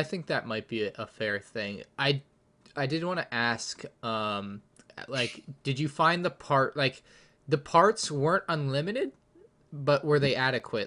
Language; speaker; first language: English; native; English